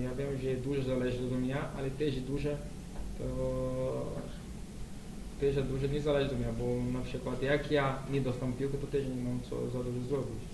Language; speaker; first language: Polish; non-native, learner; Portuguese